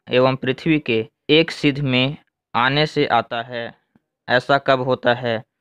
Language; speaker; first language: Hindi; native; Hindi